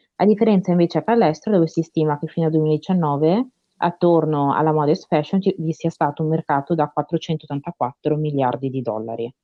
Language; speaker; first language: Italian; early bilingual, other home language; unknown